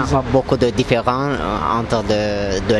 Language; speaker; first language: French; non-native, learner; Azerbaijani